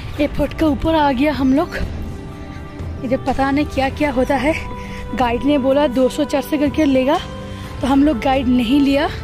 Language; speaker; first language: Hindi; non-native, local second language; Bangla